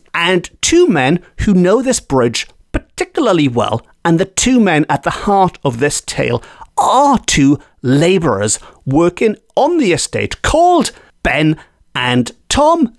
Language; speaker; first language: English; native; English